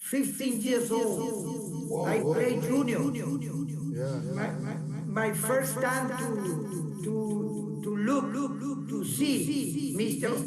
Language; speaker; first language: English; non-native, learner; Spanish